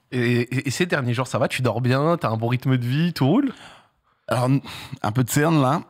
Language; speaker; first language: French; native; French